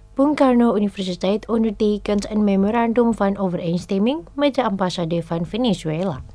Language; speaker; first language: Dutch; non-native, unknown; Indonesian